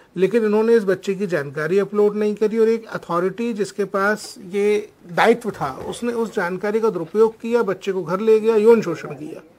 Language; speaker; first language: Hindi; native; Hindi